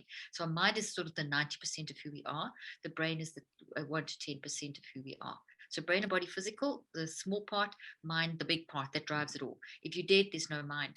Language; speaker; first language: English; native; English